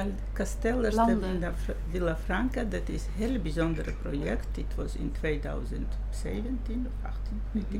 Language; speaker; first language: Dutch; non-native, fluent; Georgian